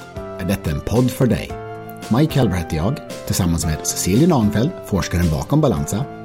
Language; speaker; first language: Swedish; non-native, fluent; English